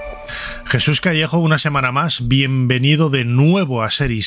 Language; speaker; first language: Spanish; native; Spanish